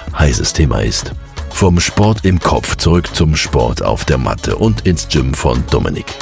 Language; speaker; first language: German; native; German